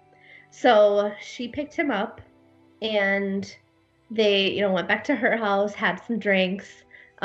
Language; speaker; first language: English; native; English